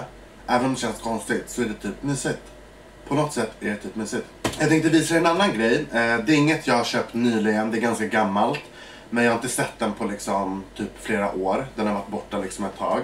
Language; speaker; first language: Swedish; early bilingual, other home language; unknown